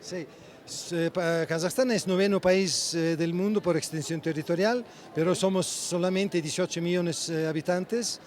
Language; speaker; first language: Spanish; non-native, fluent; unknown